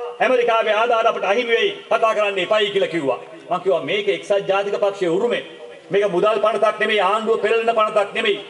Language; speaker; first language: Sinhala; non-native, local second language; Tamil